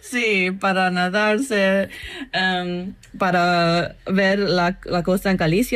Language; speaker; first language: Spanish; non-native, learner; English